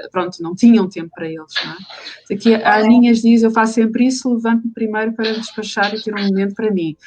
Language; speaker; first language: Portuguese; native; Portuguese